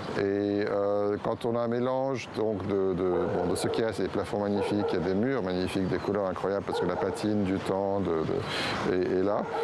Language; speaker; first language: French; non-native, local second language; Arabic